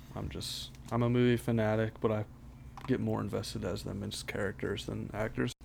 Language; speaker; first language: English; native; English